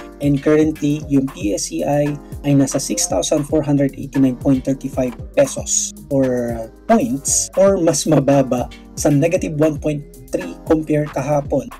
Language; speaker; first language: Filipino; non-native, local second language; Cebuano